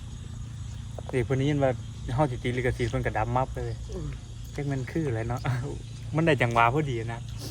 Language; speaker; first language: Thai; native; Thai